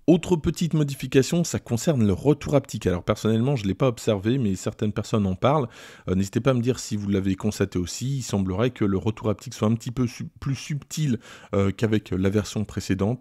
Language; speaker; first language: French; native; French